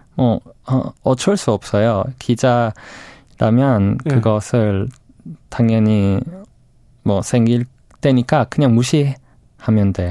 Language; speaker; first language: Korean; non-native, fluent; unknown